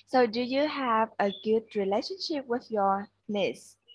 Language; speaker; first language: English; non-native, fluent; Vietnamese